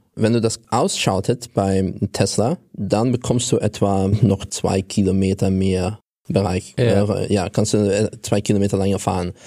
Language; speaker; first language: German; non-native, fluent; Russian